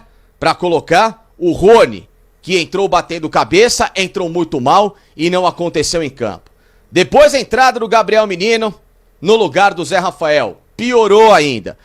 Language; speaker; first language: Portuguese; native; Portuguese